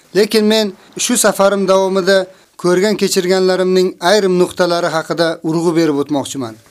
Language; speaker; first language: Uzbek; native; Uzbek